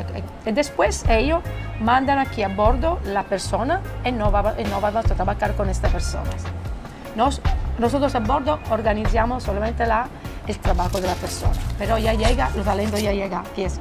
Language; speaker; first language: Spanish; non-native, fluent; Italian